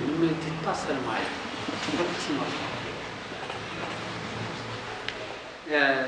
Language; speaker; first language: French; non-native, local second language; Arabic